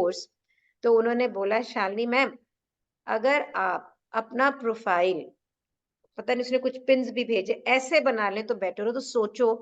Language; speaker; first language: Hindi; native; Hindi